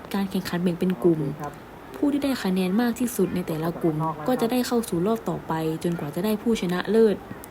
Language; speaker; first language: Thai; non-native, local second language; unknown